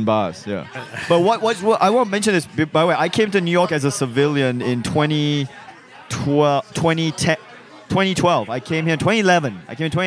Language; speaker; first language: English; non-native, local second language; Chinese